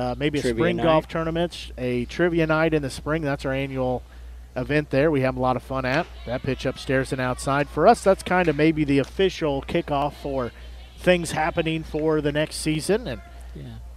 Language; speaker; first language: English; native; English